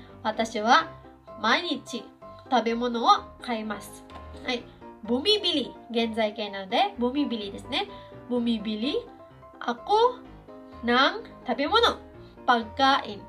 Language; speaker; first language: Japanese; non-native, fluent; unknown